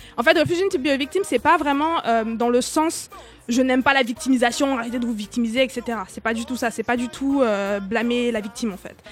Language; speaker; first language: French; native; French